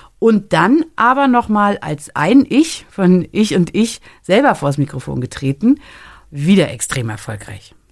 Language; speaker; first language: German; native; German